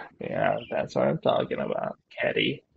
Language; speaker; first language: English; non-native, fluent; Korean